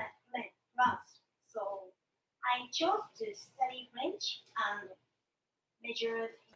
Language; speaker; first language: English; non-native, learner; Japanese